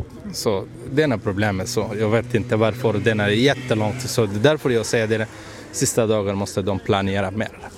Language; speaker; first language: Swedish; non-native, learner; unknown